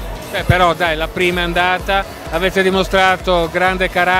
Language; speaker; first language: Italian; native; Italian